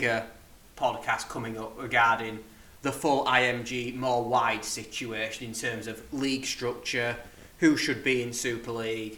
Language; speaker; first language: English; native; English